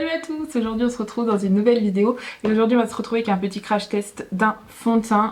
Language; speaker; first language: French; native; French